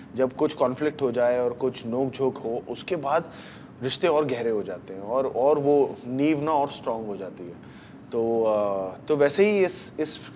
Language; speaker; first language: Hindi; native; Hindi